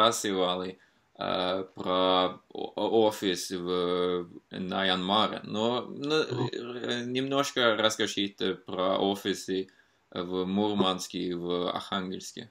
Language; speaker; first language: Russian; non-native, fluent; Norwegian